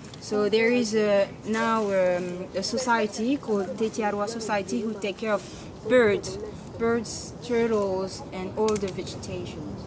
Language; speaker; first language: English; non-native, learner; French